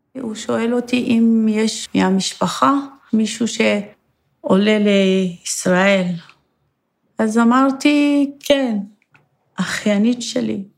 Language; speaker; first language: Hebrew; non-native, fluent; Persian